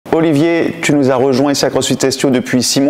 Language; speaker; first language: French; native; French